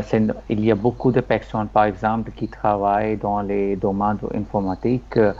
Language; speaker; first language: French; non-native, learner; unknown